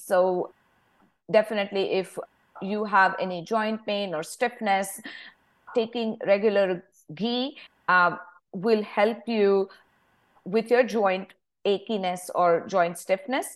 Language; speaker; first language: English; non-native, local second language; Marathi